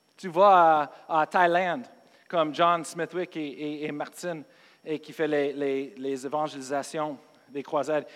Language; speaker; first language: French; non-native, fluent; English